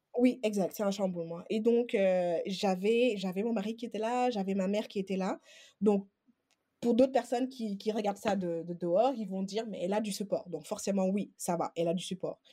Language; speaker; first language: French; non-native, local second language; Wolof